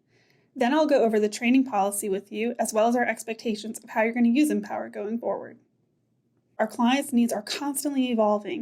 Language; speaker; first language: English; native; English